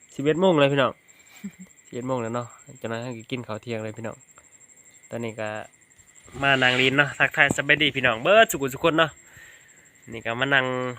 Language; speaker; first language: Thai; native; Thai